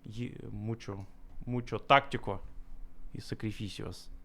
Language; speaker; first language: Spanish; non-native, learner; English